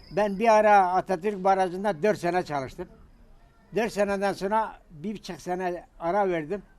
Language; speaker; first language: Turkish; native; Turkish